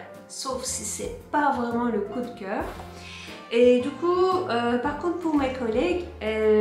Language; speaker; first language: French; non-native, fluent; Turkish